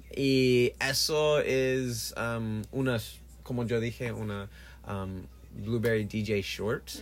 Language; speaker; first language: Spanish; non-native, learner; English